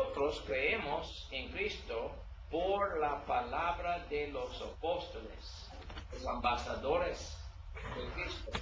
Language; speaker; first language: Spanish; non-native, learner; English